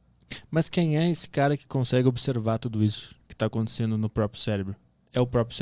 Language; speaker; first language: Portuguese; native; Portuguese